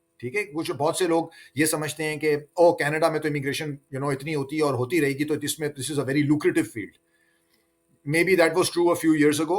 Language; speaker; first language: Urdu; native; Urdu